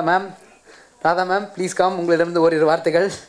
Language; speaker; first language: Tamil; native; Tamil